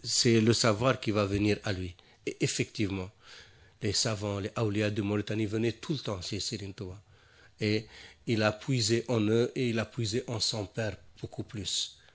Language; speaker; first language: French; non-native, local second language; Wolof